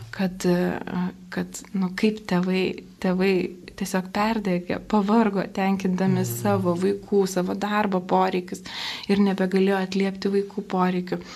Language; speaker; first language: Lithuanian; native; Lithuanian